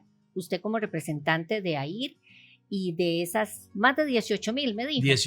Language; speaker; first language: Spanish; native; Spanish